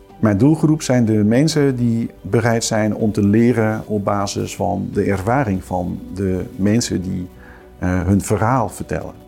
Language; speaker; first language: Dutch; non-native, fluent; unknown